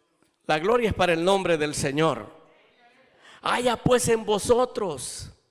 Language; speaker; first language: Spanish; native; Spanish